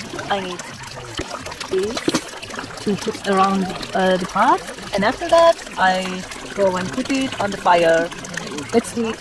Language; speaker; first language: English; non-native, learner; Kurdish